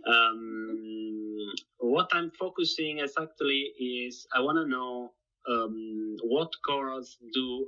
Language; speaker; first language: English; non-native, fluent; Italian